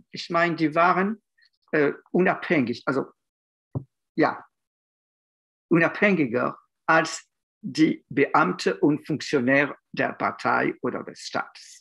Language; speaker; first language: German; non-native, fluent; French